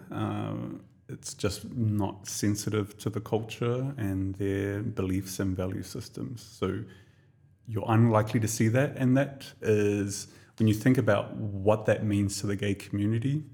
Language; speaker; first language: English; native; English